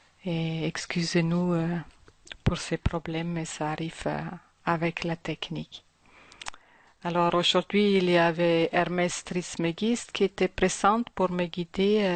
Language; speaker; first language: French; non-native, fluent; German